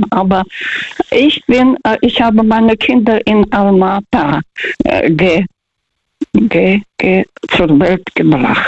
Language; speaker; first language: German; early bilingual, other home language; Russian